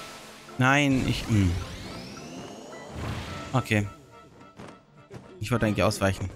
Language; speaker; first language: German; native; German